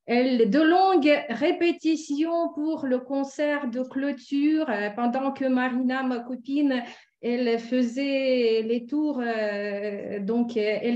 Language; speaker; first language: French; non-native, fluent; Russian